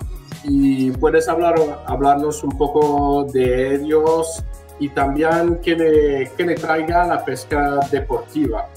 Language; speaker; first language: Spanish; non-native, fluent; French